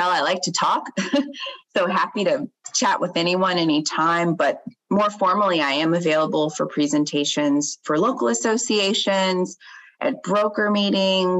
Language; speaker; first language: English; native; English